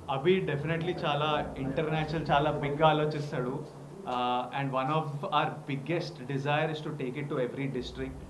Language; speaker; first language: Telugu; native; Telugu